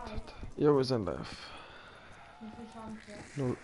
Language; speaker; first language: German; native; German